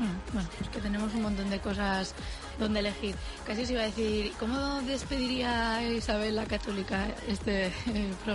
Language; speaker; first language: Spanish; native; Spanish